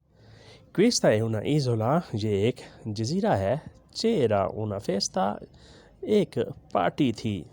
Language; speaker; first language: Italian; non-native, learner; Urdu